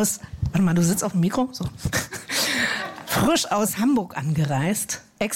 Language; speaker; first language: German; native; German